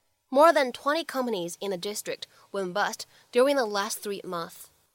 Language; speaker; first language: English; non-native, fluent; Chinese